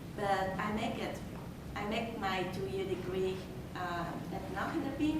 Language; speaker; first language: English; non-native, learner; Vietnamese